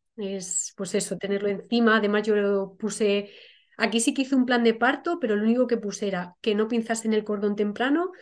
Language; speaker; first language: Spanish; native; Spanish